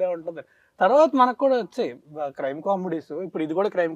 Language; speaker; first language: Telugu; native; Telugu